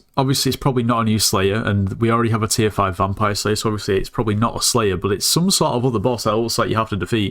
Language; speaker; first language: English; native; English